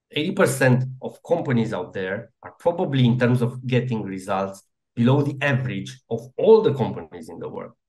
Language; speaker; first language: English; non-native, fluent; Romanian